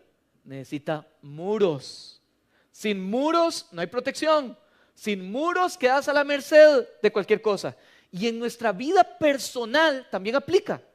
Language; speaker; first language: Spanish; native; Spanish